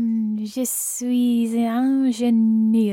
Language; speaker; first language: French; non-native, learner; English